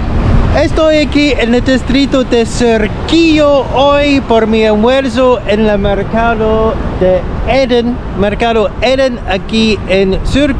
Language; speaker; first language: Spanish; non-native, learner; English